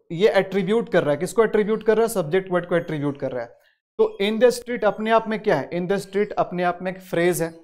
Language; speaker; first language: Hindi; native; Hindi